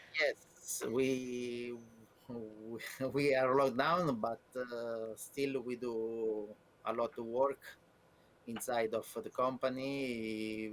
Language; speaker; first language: English; non-native, learner; Italian